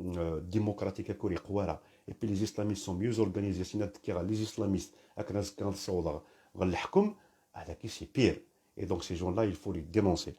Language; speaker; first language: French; non-native, local second language; Kabyle